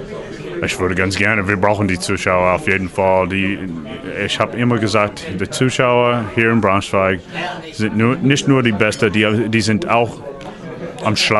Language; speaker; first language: German; non-native, learner; English